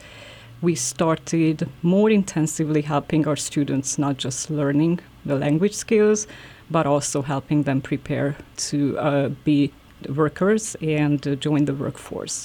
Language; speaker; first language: English; non-native, fluent; Hungarian